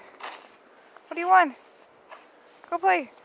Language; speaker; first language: English; native; English